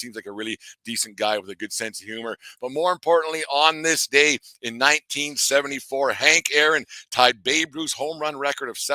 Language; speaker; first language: English; native; English